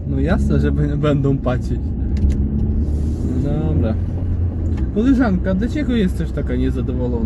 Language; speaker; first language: Polish; non-native, fluent; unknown